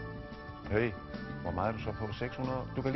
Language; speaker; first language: Danish; native; Danish